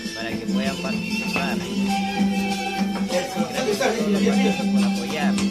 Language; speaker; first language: Spanish; native; Spanish